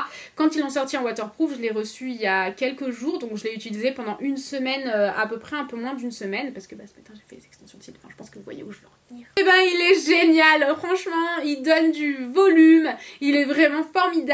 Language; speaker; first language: French; native; French